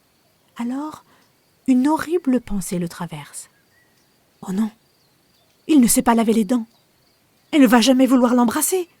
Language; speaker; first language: French; native; French